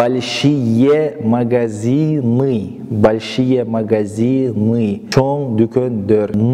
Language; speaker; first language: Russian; non-native, local second language; Kyrgyz